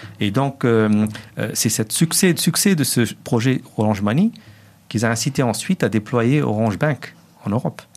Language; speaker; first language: French; non-native, local second language; Tamil